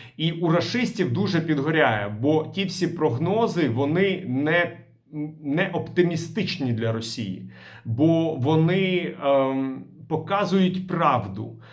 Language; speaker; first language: Ukrainian; non-native, local second language; Russian